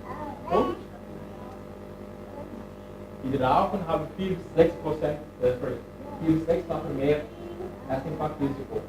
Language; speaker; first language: German; non-native, learner; Turkish